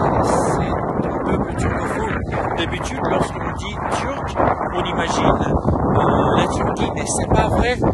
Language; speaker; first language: French; non-native, fluent; Russian